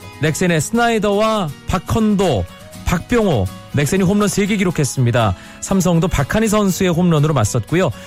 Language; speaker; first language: Korean; native; Korean